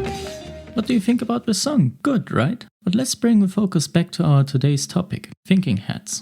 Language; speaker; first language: English; non-native, fluent; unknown